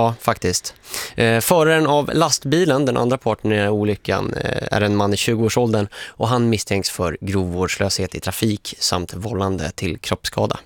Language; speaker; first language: Swedish; native; Swedish